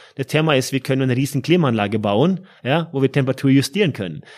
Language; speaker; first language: German; non-native, fluent; Norwegian